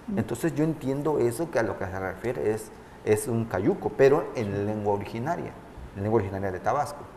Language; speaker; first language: Spanish; non-native, local second language; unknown